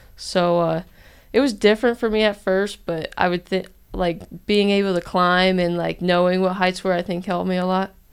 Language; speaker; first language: English; native; English